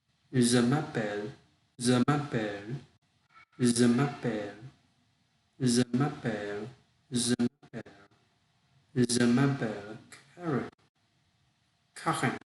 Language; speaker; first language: French; non-native, learner; Vietnamese